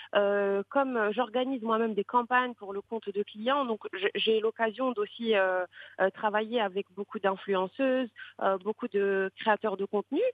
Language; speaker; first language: French; non-native, local second language; Arabic